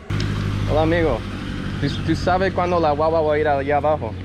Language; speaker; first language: Spanish; non-native, learner; English